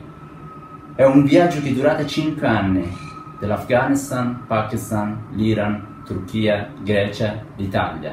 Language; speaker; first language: Italian; non-native, fluent; Persian